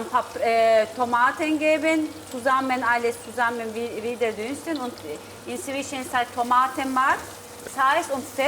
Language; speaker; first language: German; non-native, learner; Turkish